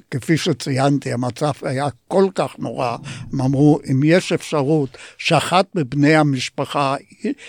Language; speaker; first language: Hebrew; non-native, fluent; Polish